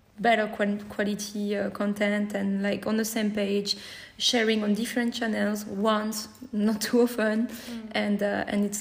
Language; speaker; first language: English; non-native, fluent; French